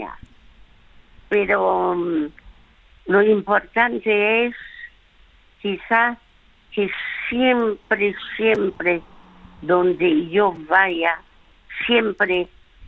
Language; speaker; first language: Spanish; early bilingual, other home language; French